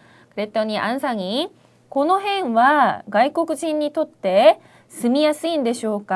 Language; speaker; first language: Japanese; non-native, fluent; Korean